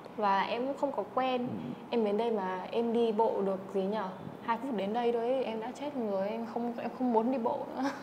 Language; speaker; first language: Vietnamese; early bilingual, heritage; Czech